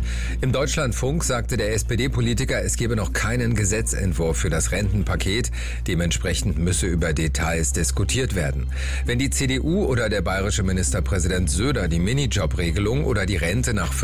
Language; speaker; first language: German; native; German